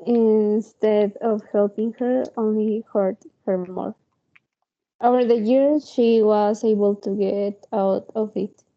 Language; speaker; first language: English; non-native, learner; Spanish